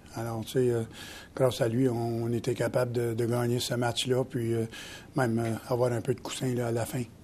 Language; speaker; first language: French; native; French